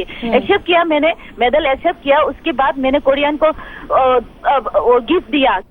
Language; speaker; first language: Hindi; non-native, local second language; Manipuri